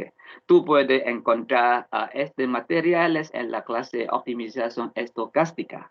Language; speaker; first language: Spanish; non-native, learner; Vietnamese